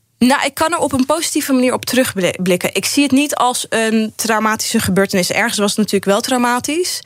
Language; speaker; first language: Dutch; early bilingual, other home language; Arabic